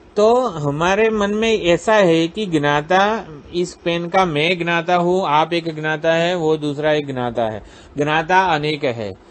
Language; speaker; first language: Hindi; non-native, local second language; Gujarati